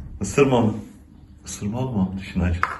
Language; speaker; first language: Turkish; native; Turkish